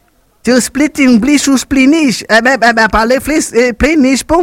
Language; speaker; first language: French; native; French